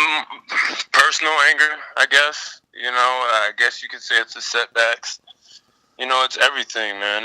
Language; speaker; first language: English; native; English